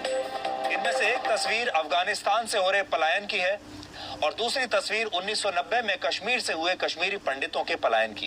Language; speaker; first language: Hindi; native; Hindi